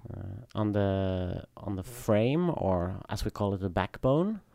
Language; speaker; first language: English; non-native, fluent; Swedish